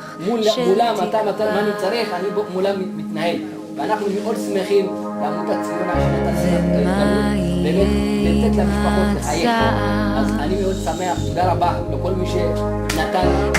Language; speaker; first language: Hebrew; non-native, fluent; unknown